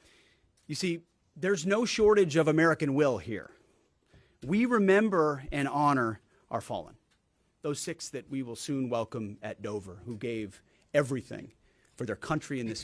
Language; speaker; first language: English; native; English